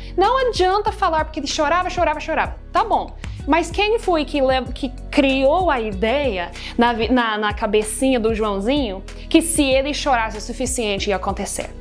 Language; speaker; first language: Portuguese; non-native, fluent; English